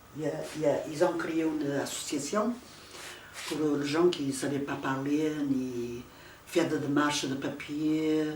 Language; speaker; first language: French; non-native, fluent; Portuguese